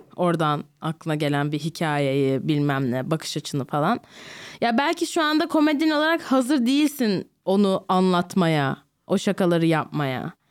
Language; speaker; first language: Turkish; early bilingual, heritage; Turkish